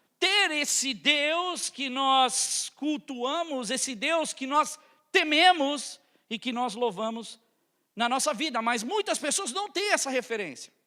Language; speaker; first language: Portuguese; native; Portuguese